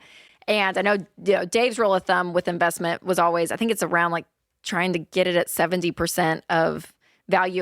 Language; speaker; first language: English; native; English